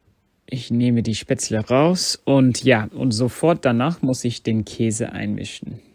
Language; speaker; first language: German; non-native, fluent; English